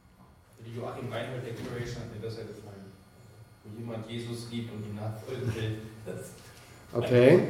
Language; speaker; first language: German; native; German